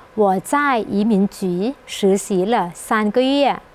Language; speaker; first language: Chinese; non-native, fluent; Thai